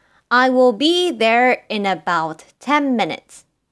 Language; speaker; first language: English; non-native, fluent; Japanese